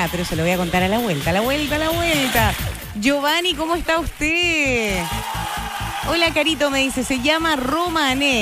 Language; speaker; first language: Spanish; native; Spanish